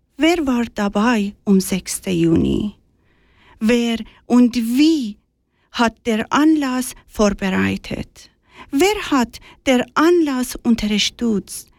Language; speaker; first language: German; non-native, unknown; Persian